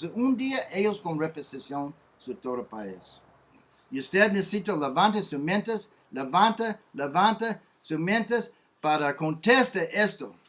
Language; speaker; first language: Spanish; non-native, learner; English